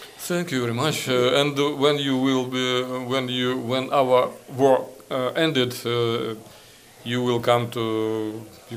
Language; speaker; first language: English; non-native, learner; Ukrainian